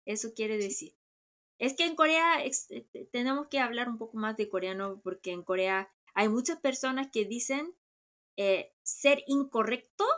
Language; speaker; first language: Spanish; non-native, fluent; Korean